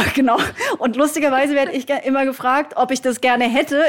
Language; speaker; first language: German; native; German